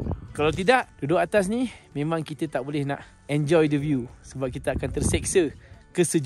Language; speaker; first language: Malay; native; Malay